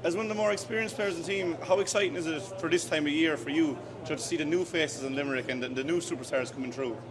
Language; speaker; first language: English; native; English